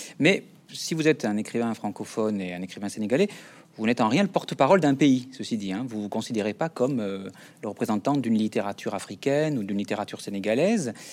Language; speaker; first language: French; native; French